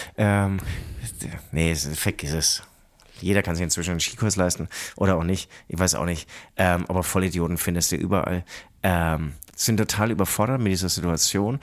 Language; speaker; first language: German; native; German